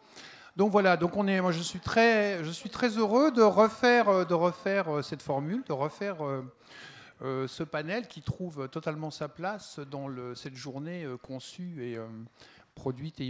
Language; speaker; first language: French; native; French